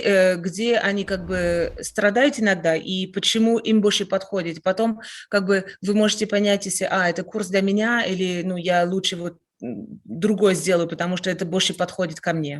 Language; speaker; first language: Russian; non-native, fluent; French